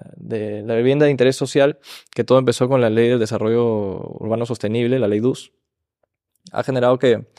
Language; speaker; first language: Spanish; early bilingual, heritage; Spanish